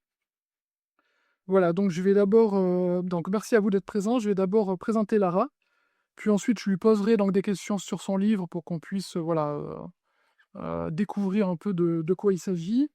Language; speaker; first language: French; native; French